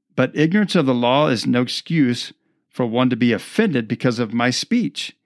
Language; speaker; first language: English; native; English